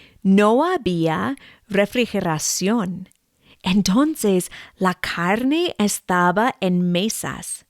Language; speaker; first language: Spanish; non-native, fluent; English